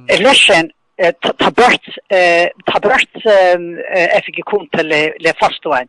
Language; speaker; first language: Irish; native; Irish